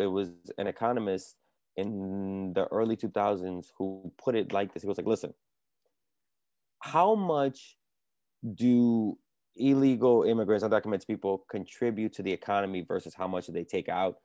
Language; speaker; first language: English; early bilingual, other home language; Spanish